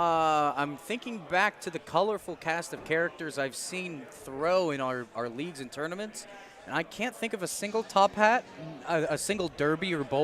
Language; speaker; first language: English; native; English